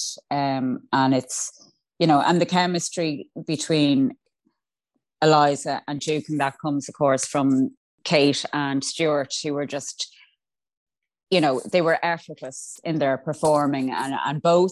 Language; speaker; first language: English; native; English